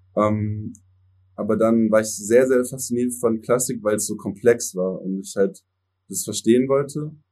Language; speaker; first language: German; early bilingual, other home language; English